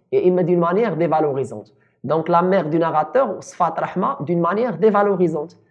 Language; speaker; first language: French; non-native, local second language; Arabic